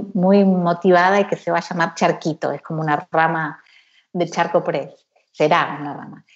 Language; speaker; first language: Spanish; native; Spanish